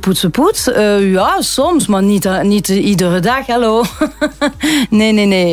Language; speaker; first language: Dutch; non-native, local second language; French